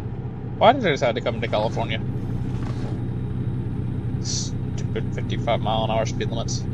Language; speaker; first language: English; native; English